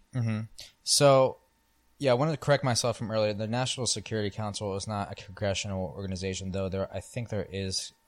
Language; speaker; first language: English; native; English